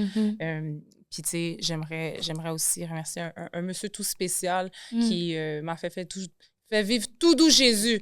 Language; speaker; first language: French; native; French